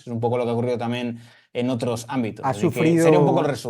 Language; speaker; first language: Spanish; native; Spanish